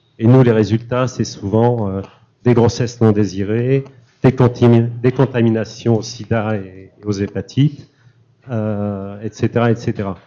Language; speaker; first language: French; native; French